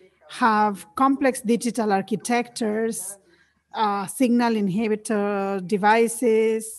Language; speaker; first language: English; non-native, fluent; Spanish